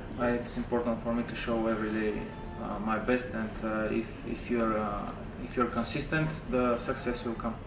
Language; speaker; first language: English; non-native, fluent; Bulgarian